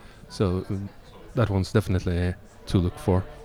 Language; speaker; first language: English; non-native, fluent; Norwegian